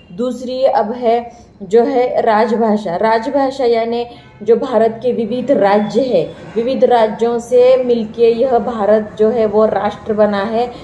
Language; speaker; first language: Hindi; non-native, local second language; Marathi